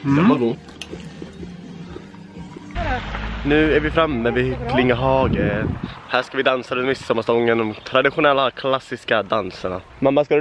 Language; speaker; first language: Swedish; native; Swedish